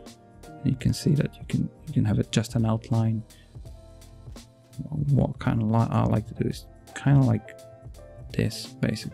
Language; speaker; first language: English; non-native, fluent; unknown